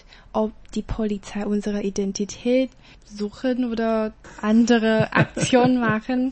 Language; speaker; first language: German; non-native, learner; Chinese